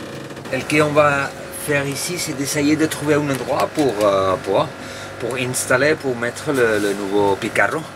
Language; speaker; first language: French; non-native, fluent; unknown